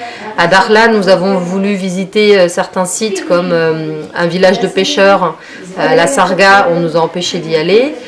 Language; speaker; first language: French; native; French